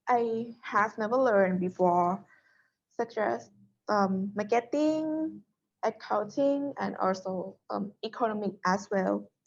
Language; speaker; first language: English; non-native, learner; Thai